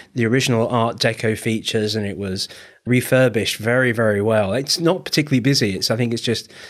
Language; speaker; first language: English; native; English